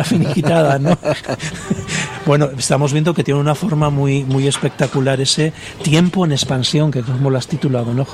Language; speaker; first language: Spanish; native; Spanish